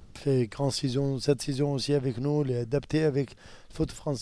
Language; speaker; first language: French; non-native, learner; Arabic